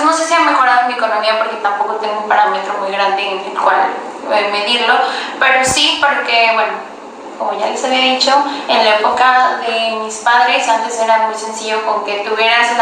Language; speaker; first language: Spanish; native; Spanish